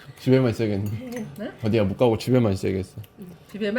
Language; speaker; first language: Korean; native; Korean